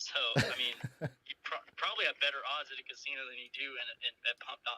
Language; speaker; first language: English; native; English